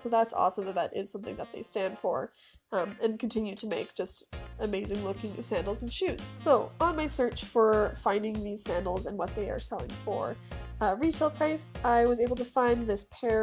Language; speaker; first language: English; native; English